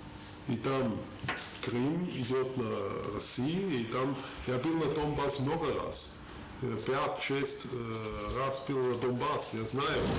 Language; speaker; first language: Russian; non-native, learner; German